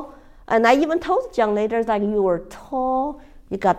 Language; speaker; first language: English; non-native, fluent; Chinese